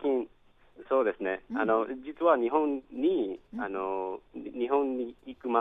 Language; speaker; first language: Japanese; non-native, fluent; English